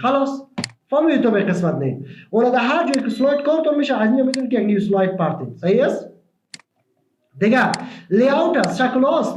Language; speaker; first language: Persian; native; Persian